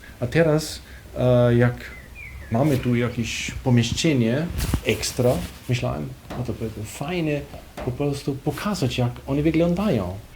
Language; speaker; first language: Polish; non-native, fluent; German